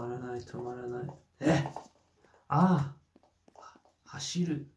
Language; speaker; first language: Japanese; non-native, fluent; English